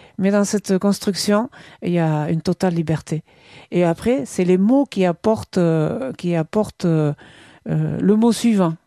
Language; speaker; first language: French; non-native, local second language; Basque